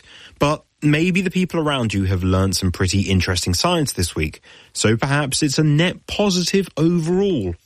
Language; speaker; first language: English; native; English